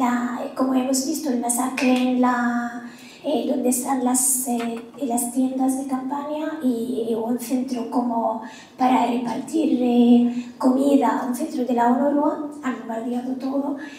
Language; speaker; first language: Spanish; non-native, fluent; Arabic